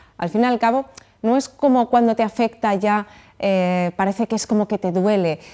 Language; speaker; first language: Spanish; native; Spanish